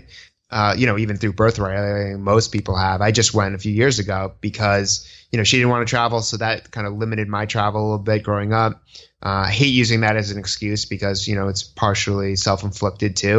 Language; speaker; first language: English; native; English